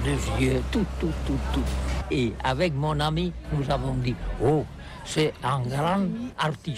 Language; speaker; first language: French; non-native, learner; Catalan